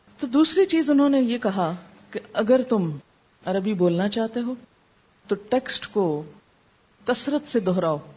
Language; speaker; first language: Urdu; native; Urdu